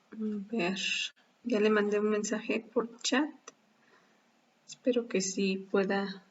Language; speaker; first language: Spanish; native; Spanish